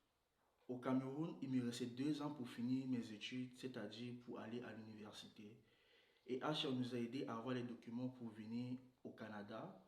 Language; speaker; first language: French; non-native, local second language; Sango